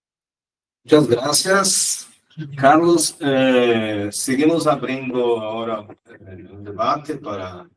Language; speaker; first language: Spanish; non-native, fluent; Portuguese